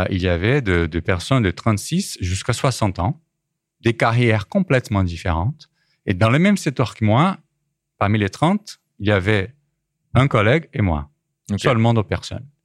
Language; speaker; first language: French; non-native, fluent; Portuguese